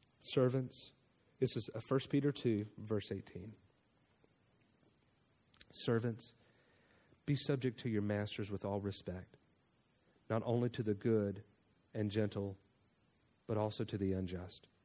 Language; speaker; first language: English; native; English